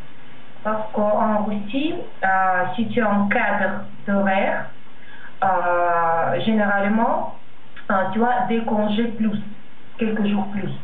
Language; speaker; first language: French; non-native, learner; Russian